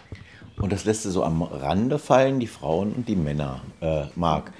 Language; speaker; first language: German; native; German